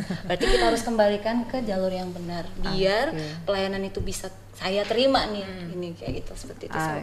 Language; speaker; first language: Indonesian; native; Indonesian